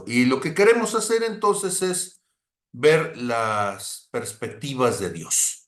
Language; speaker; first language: Spanish; native; Spanish